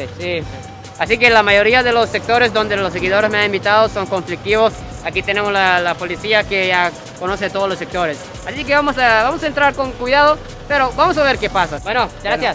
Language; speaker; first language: Spanish; non-native, fluent; Japanese